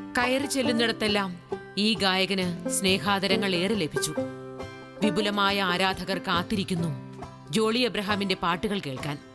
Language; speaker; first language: Malayalam; native; Malayalam